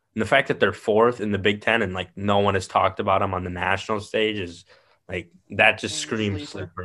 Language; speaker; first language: English; native; English